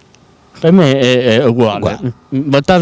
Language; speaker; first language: Italian; non-native, local second language; Sicilian